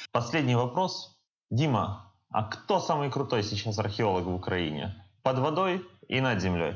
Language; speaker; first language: Russian; native; Russian